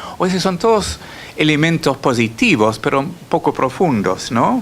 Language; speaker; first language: Spanish; non-native, fluent; English